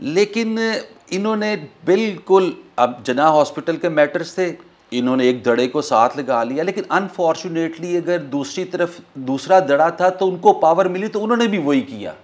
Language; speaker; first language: Urdu; non-native, local second language; Punjabi